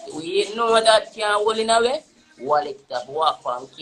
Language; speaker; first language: English; native; English